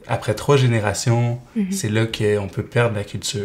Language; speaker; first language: French; native; French